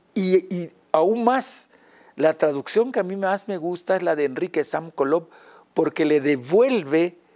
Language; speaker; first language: Spanish; non-native, local second language; Yucateco